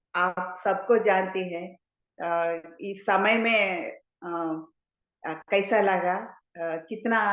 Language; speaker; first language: Hindi; non-native, local second language; Telugu